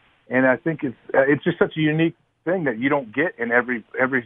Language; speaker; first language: English; native; English